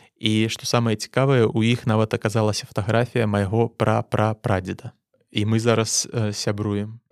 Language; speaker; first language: Belarusian; non-native, local second language; Russian